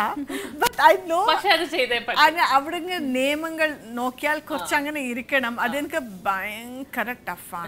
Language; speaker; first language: Malayalam; non-native, fluent; Kannada